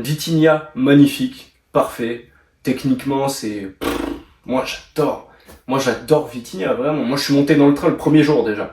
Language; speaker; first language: French; native; French